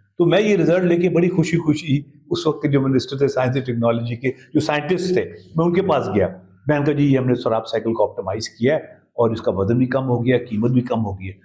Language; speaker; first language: Urdu; native; Urdu